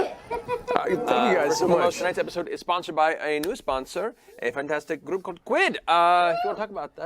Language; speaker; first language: English; native; English